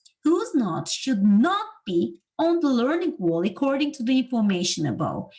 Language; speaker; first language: English; non-native, fluent; Turkish